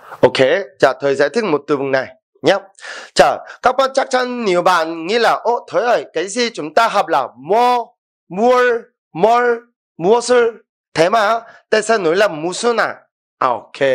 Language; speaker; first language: Vietnamese; non-native, fluent; Korean